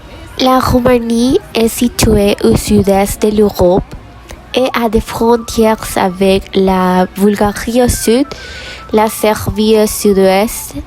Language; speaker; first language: French; non-native, learner; Spanish